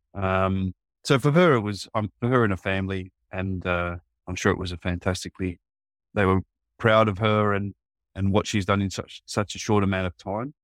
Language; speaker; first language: English; native; English